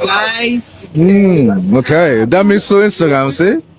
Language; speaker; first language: Portuguese; non-native, learner; Spanish